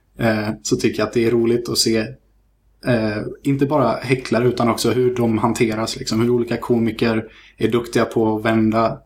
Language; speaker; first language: Swedish; native; Swedish